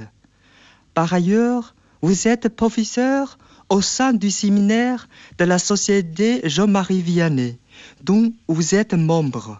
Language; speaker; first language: French; non-native, fluent; Chinese